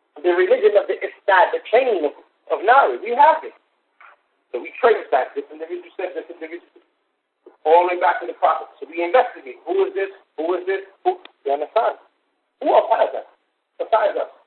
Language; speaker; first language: English; native; English